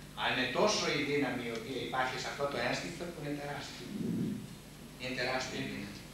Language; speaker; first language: Greek; native; Greek